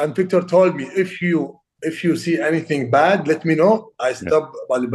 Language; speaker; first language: English; non-native, learner; Arabic